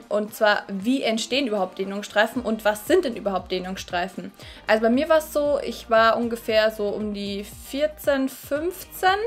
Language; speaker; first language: German; native; German